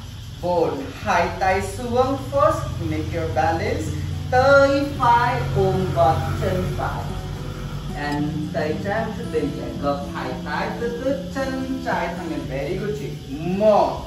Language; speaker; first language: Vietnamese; non-native, learner; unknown